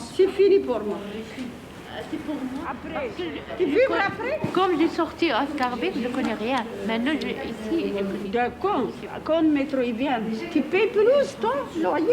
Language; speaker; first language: French; non-native, learner; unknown